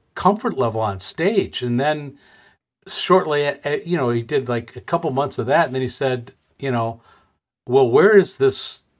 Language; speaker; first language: English; native; English